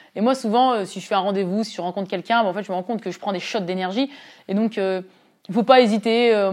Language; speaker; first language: French; native; French